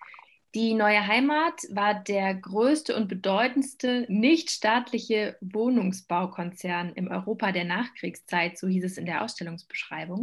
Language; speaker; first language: German; native; German